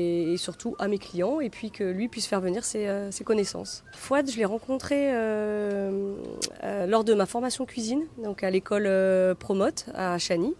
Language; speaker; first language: French; native; French